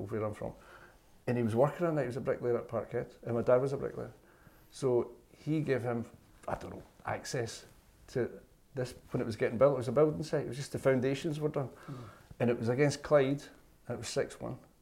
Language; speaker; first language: English; native; English